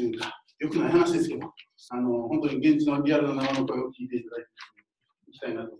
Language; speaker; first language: Japanese; native; Japanese